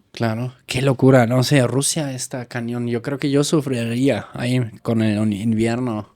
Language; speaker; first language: Spanish; non-native, fluent; German